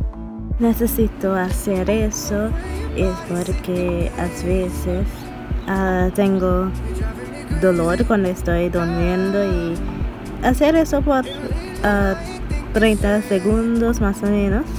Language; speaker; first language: Spanish; non-native, learner; English